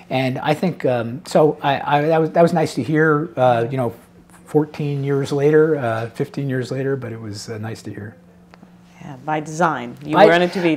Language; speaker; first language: English; native; English